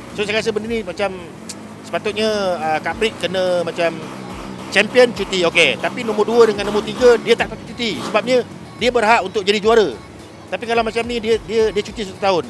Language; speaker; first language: Malay; native; Malay